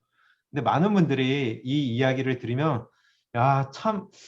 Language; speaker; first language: Korean; native; Korean